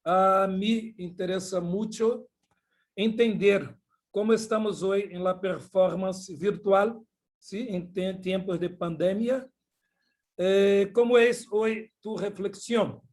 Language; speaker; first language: Spanish; non-native, learner; Portuguese